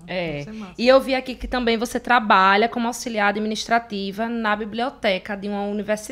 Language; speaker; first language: Portuguese; native; Portuguese